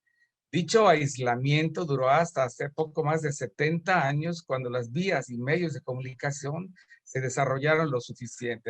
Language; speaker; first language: Spanish; native; Spanish